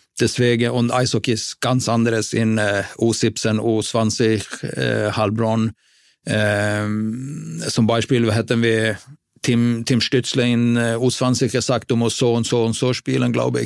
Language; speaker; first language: German; non-native, fluent; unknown